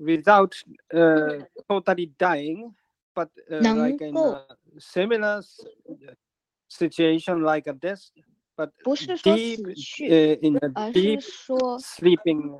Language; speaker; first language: English; non-native, learner; Japanese